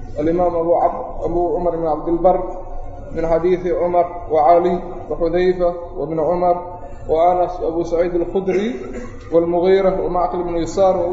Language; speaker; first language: Arabic; non-native, local second language; Somali